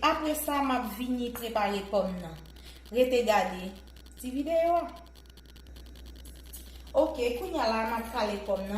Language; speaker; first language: French; non-native, learner; Haitian Creole